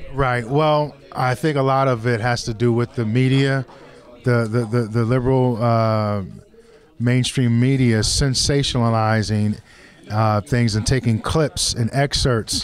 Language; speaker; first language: English; native; English